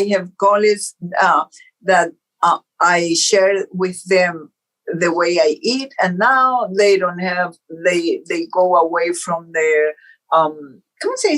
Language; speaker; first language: English; non-native, fluent; Portuguese